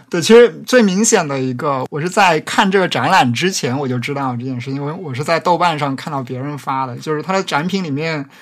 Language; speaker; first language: Chinese; native; Chinese